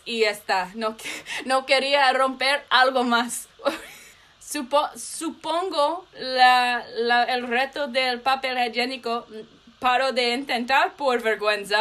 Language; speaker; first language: Spanish; non-native, learner; English